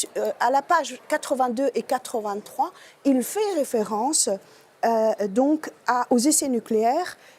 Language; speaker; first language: French; native; French